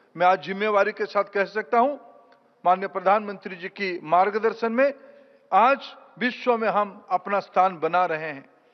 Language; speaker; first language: Hindi; non-native, local second language; Odia